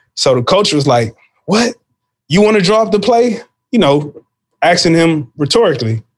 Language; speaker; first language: English; native; English